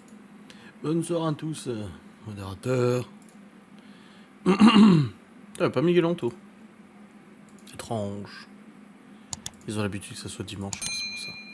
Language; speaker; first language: French; native; French